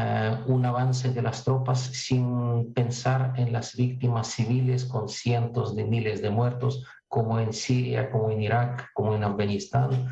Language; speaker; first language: Spanish; non-native, fluent; Russian